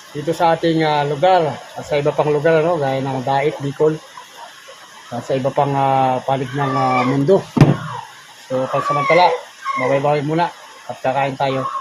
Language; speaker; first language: Filipino; non-native, local second language; Iloko